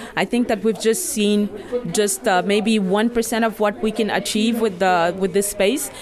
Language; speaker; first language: English; non-native, fluent; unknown